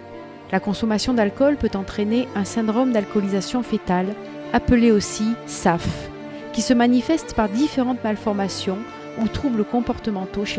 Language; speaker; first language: French; native; French